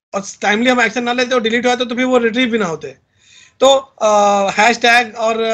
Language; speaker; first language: Hindi; native; Hindi